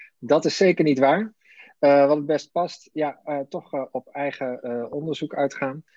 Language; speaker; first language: Dutch; native; Dutch